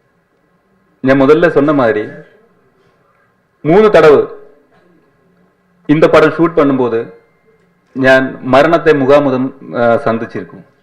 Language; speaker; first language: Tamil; non-native, learner; Malayalam